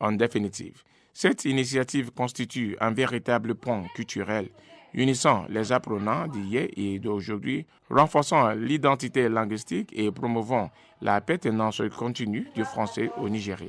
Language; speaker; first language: French; non-native, fluent; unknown